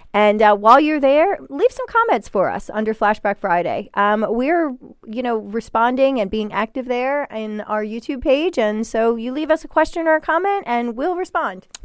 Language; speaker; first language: English; native; English